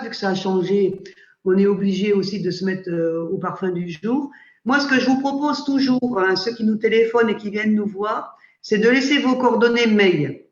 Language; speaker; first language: French; native; French